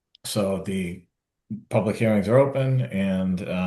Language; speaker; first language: English; native; English